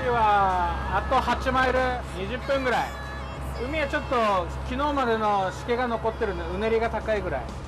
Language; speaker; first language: Japanese; native; Japanese